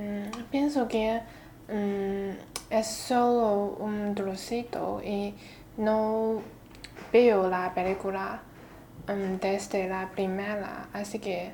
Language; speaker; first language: Spanish; non-native, learner; Chinese